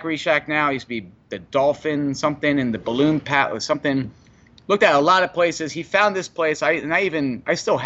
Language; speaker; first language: English; native; English